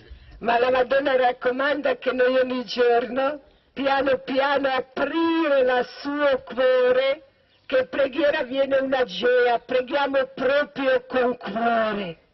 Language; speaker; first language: Italian; non-native, learner; Croatian